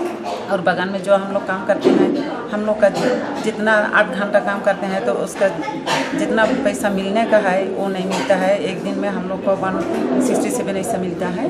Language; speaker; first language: Hindi; non-native, local second language; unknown